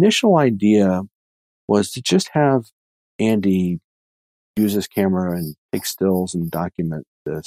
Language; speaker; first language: English; native; English